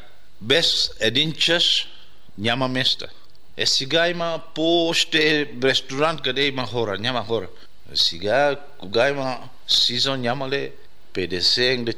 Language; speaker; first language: Bulgarian; non-native, learner; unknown